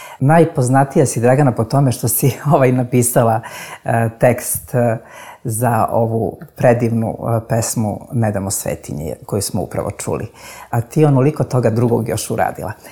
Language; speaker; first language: Serbian; native; Serbian